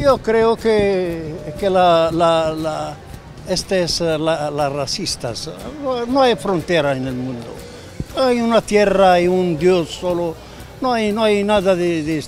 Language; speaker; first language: Spanish; non-native, learner; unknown